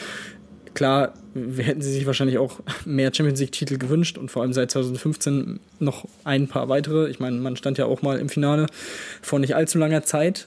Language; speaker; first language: German; native; German